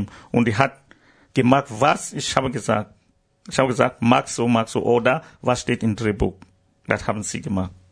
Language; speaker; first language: German; non-native, learner; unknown